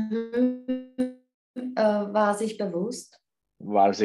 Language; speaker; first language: German; non-native, learner; Czech